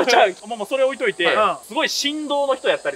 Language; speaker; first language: Japanese; native; Japanese